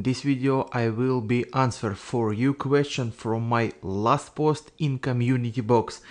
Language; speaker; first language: English; non-native, learner; Russian